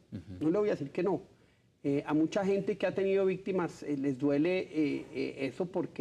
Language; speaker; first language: Spanish; native; Spanish